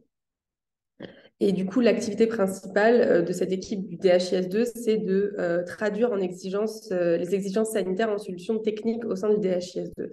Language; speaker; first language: French; native; French